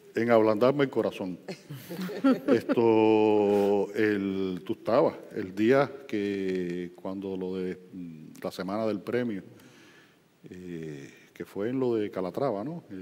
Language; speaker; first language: Spanish; native; Spanish